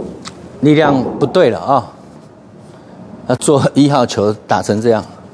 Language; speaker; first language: Chinese; native; Chinese